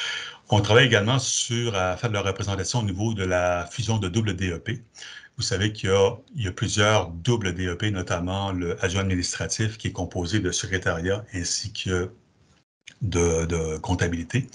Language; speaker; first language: French; native; French